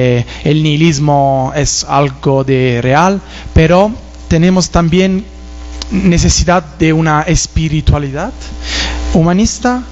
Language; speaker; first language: Spanish; non-native, fluent; Italian